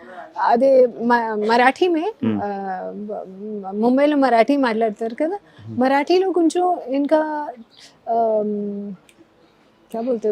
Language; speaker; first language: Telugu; non-native, learner; Hindi